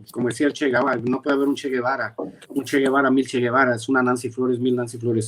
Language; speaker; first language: Spanish; native; Spanish